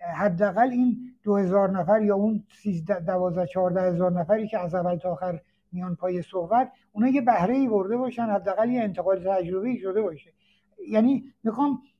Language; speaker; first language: Persian; native; Persian